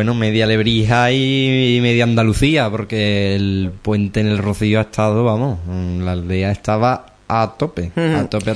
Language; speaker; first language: Spanish; native; Spanish